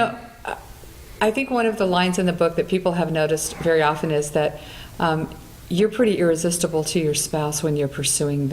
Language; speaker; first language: English; native; English